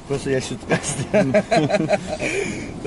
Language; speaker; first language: Russian; non-native, learner; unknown